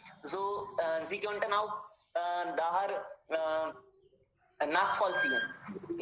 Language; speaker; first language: German; non-native, learner; Hindi